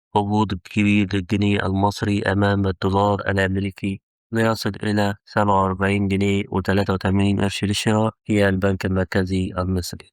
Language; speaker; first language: Arabic; native; Arabic